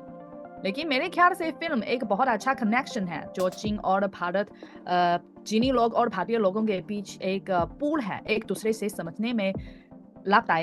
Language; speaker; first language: Hindi; non-native, fluent; Chinese